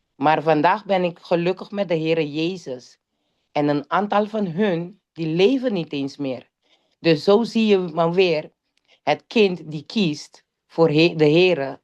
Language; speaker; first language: Dutch; non-native, local second language; Papiamento